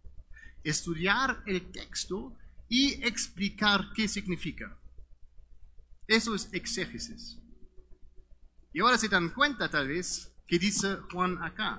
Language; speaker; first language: Spanish; non-native, fluent; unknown